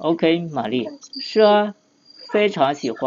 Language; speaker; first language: Chinese; non-native, fluent; Lao